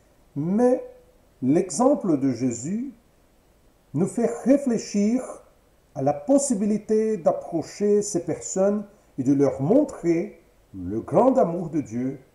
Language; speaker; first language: French; non-native, fluent; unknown